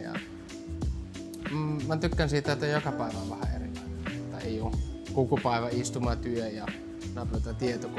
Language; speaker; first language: Finnish; non-native, fluent; German